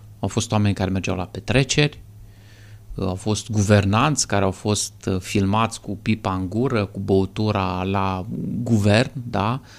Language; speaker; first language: Romanian; native; Romanian